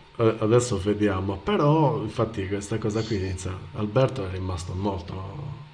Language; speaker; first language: Italian; native; Italian